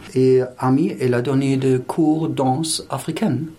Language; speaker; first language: French; non-native, fluent; German